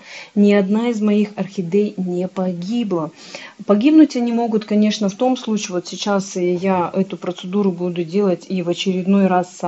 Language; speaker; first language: Russian; native; Russian